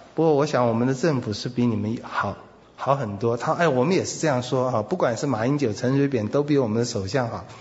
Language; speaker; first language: Chinese; native; Chinese